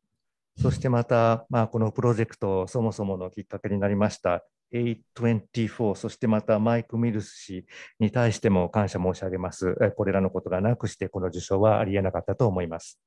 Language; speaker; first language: Japanese; native; Japanese